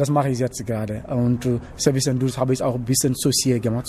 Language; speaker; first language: German; non-native, learner; Wolof